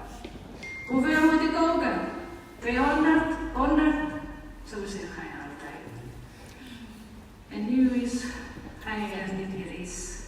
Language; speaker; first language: Dutch; non-native, fluent; Indonesian